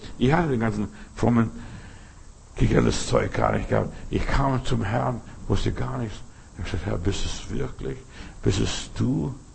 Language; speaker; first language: German; early bilingual, other home language; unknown